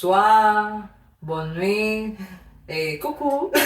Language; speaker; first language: French; non-native, learner; Spanish